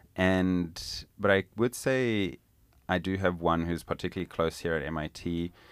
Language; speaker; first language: English; non-native, local second language; Italian